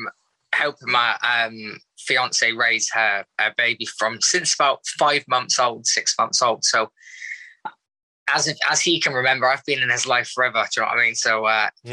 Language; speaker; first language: English; native; English